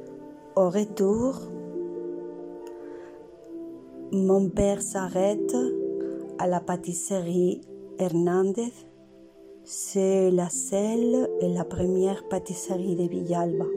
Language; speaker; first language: French; non-native, learner; Spanish